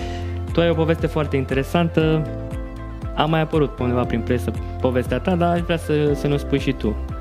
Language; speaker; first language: Romanian; native; Romanian